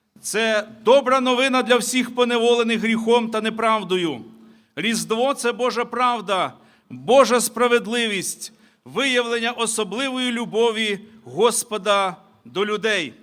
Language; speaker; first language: Ukrainian; native; Ukrainian